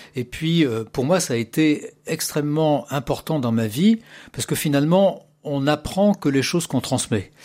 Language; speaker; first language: French; native; French